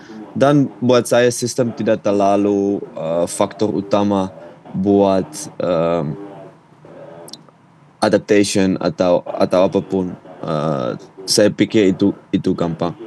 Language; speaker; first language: Indonesian; non-native, fluent; Dutch